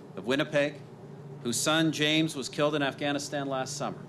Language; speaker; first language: English; native; English